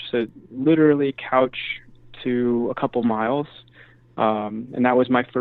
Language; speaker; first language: English; native; English